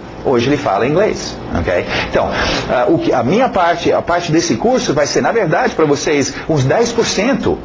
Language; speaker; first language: Portuguese; non-native, fluent; English